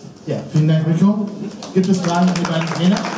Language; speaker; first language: German; native; German